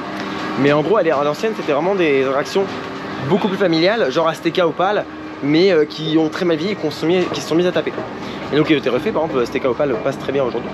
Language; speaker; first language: French; native; French